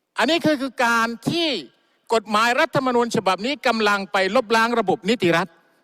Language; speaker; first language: Thai; non-native, local second language; Malay